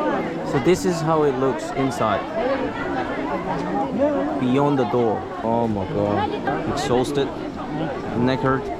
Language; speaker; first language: English; non-native, fluent; Korean